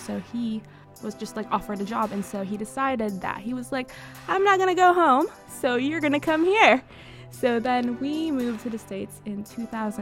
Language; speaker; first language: English; early bilingual, other home language; Hiligaynon